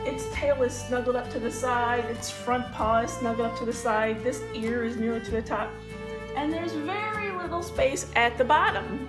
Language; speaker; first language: English; native; English